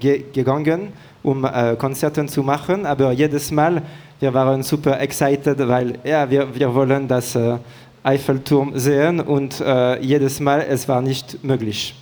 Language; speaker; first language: German; non-native, learner; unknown